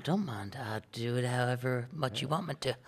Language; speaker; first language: English; native; English